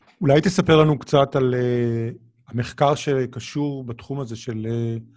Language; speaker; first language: Hebrew; native; Hebrew